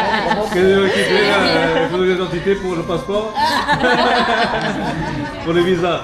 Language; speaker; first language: French; early bilingual, other home language; Lao